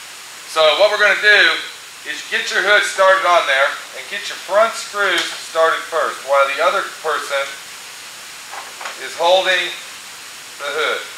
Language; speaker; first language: English; native; English